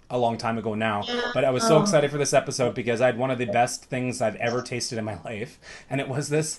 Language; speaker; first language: English; native; English